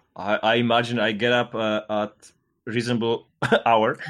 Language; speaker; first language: English; non-native, fluent; Polish